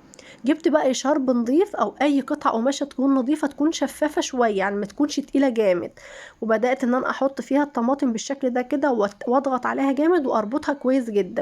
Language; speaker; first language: Arabic; native; Arabic